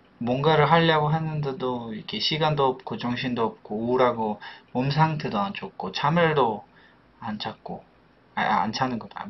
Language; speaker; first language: Korean; non-native, fluent; Polish